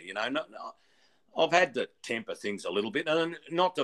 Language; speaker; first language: English; native; English